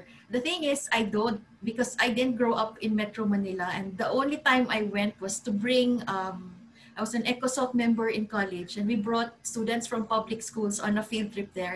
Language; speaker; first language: English; non-native, local second language; Cebuano